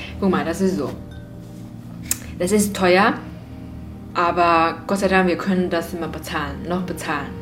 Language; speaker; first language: German; non-native, fluent; Chinese